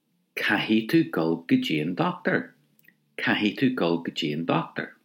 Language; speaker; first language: Irish; non-native, local second language; English